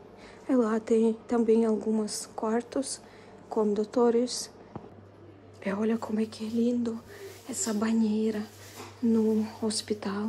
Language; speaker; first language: Portuguese; non-native, fluent; Russian